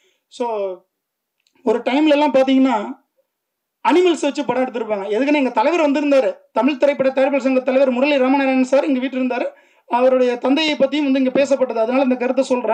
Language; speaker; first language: Tamil; native; Tamil